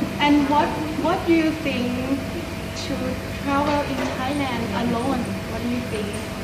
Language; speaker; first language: English; non-native, learner; Thai